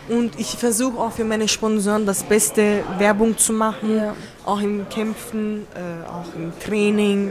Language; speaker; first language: German; early bilingual, other home language; Turkish